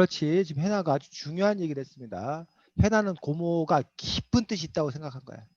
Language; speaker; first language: Korean; native; Korean